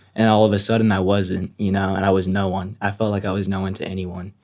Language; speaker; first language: English; native; English